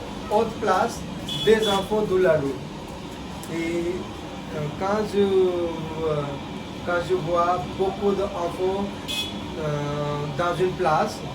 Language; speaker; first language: French; non-native, learner; Hindi